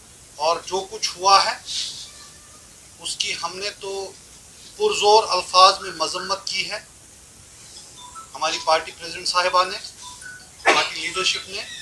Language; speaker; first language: Hindi; non-native, local second language; Kashmiri